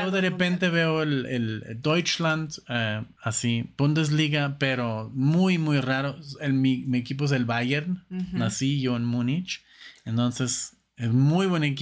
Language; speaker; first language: Spanish; non-native, fluent; German